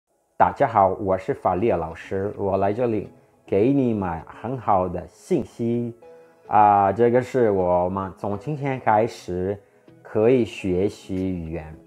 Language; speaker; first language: Chinese; non-native, fluent; Portuguese